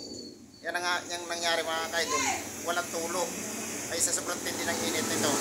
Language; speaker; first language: Filipino; native; Filipino